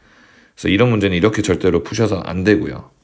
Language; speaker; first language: Korean; native; Korean